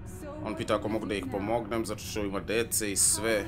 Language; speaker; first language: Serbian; early bilingual, heritage; English